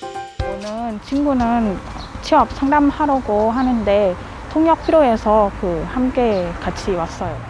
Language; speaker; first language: Korean; non-native, fluent; Thai